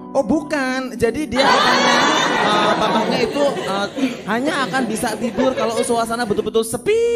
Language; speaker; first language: Indonesian; native; Indonesian